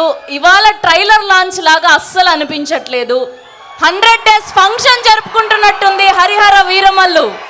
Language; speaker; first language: Telugu; native; Telugu